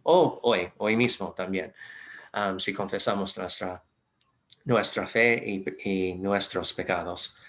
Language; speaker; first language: Spanish; non-native, fluent; English